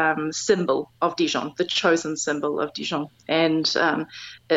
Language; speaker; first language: English; native; English